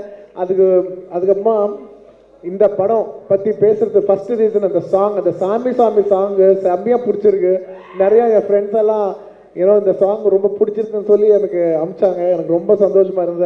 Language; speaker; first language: Tamil; non-native, local second language; Telugu